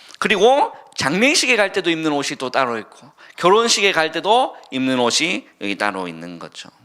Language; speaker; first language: Korean; native; Korean